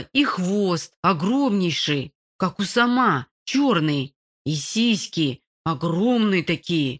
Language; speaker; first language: Russian; native; Russian